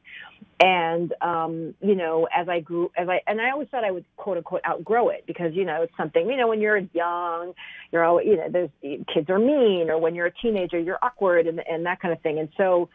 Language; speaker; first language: English; native; English